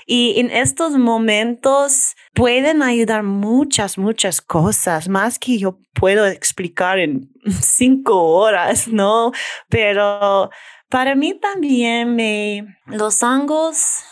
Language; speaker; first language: Spanish; non-native, learner; English